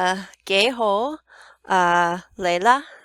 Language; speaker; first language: Cantonese; non-native, learner; English